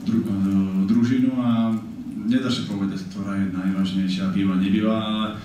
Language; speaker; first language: Polish; non-native, learner; Slovak